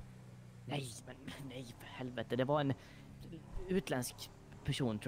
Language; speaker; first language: Swedish; native; Swedish